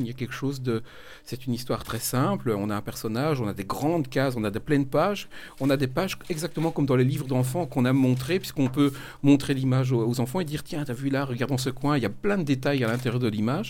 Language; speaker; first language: French; native; French